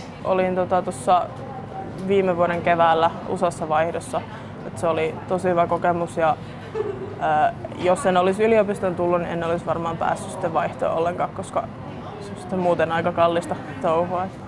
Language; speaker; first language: Finnish; native; Finnish